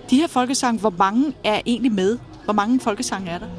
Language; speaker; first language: Danish; native; Danish